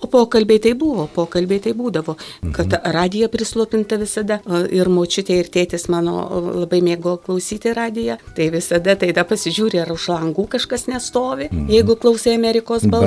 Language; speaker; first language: Lithuanian; native; Lithuanian